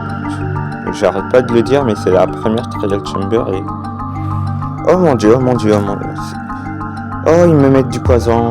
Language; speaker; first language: French; native; French